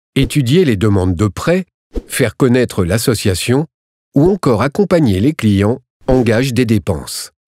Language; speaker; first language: French; native; French